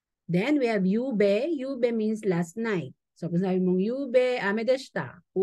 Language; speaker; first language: English; non-native, local second language; Filipino